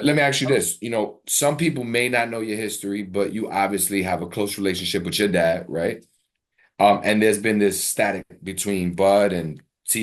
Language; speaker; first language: English; native; English